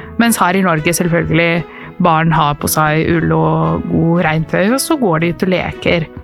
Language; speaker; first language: Norwegian; non-native, fluent; Serbian